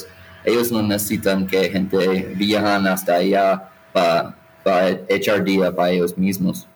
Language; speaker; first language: Spanish; non-native, fluent; English